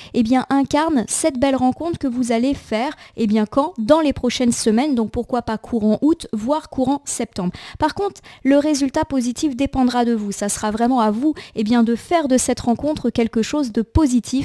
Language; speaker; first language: French; native; French